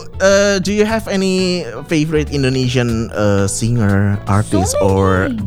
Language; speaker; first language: English; non-native, fluent; Indonesian